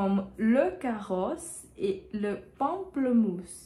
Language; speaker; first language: French; non-native, learner; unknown